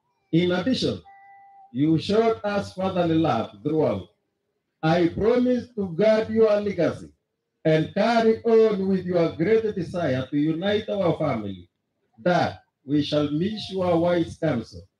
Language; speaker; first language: English; non-native, local second language; Kalenjin